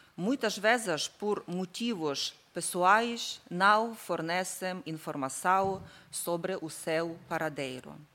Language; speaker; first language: Portuguese; non-native, learner; Ukrainian